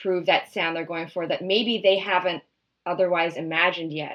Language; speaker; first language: English; native; English